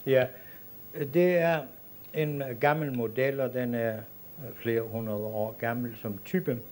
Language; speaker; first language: Danish; native; Danish